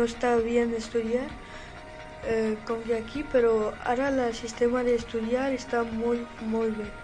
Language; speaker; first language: Spanish; non-native, learner; Urdu